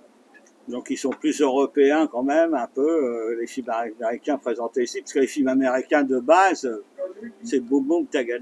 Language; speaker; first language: French; native; French